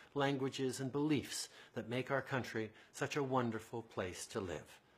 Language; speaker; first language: English; native; English